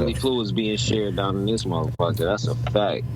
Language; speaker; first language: English; native; English